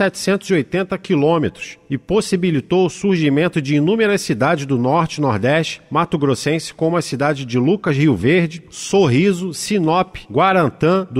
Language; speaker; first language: Portuguese; native; Portuguese